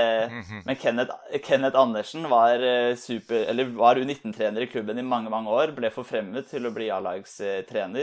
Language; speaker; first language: Norwegian; native; Norwegian